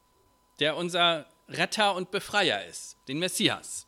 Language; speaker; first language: German; native; German